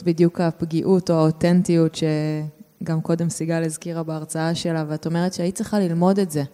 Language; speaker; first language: Hebrew; native; Hebrew